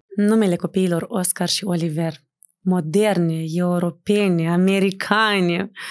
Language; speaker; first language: Romanian; native; Romanian